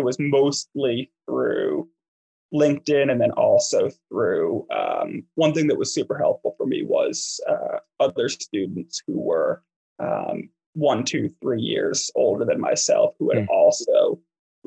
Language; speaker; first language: English; native; English